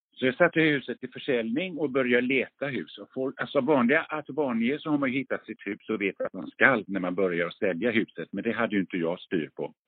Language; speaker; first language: Swedish; early bilingual, other home language; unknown